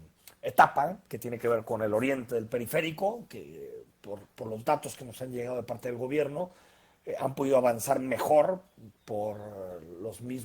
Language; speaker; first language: Spanish; native; Spanish